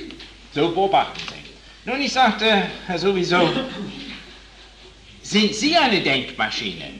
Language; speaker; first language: German; non-native, fluent; English